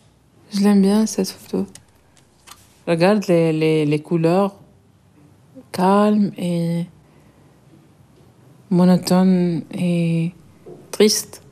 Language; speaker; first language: French; non-native, local second language; Arabic